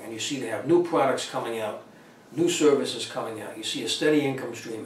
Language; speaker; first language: English; native; English